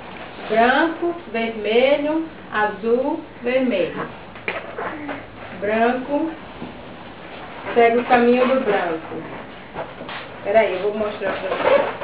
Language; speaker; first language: Portuguese; native; Portuguese